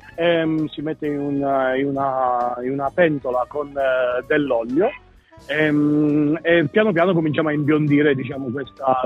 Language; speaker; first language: Italian; native; Italian